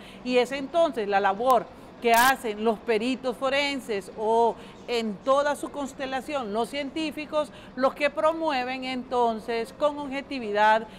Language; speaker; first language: Spanish; native; Spanish